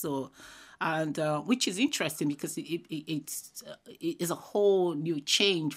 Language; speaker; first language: English; non-native, local second language; Igbo